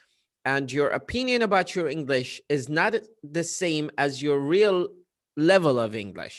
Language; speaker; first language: English; non-native, fluent; Arabic